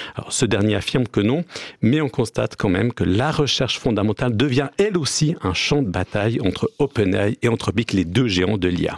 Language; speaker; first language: French; native; French